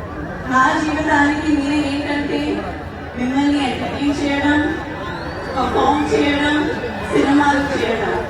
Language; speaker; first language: Telugu; non-native, learner; Hindi